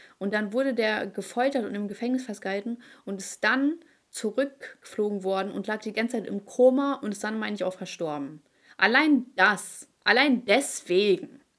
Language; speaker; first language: German; early bilingual, other home language; Ukrainian